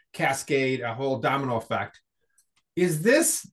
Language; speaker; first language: English; native; English